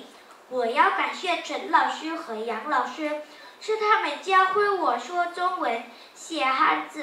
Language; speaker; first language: Chinese; non-native, learner; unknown